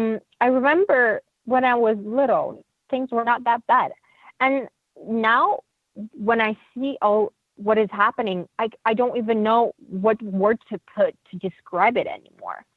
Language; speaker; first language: English; non-native, fluent; Uyghur